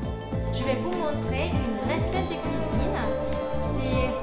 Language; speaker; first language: French; non-native, fluent; Spanish